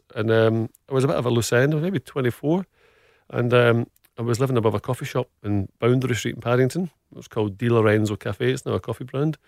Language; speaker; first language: English; native; English